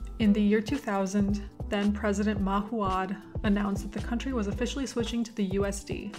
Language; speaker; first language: English; native; English